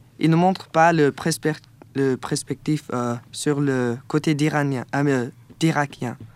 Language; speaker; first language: French; non-native, learner; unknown